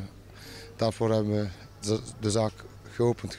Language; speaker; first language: Dutch; non-native, fluent; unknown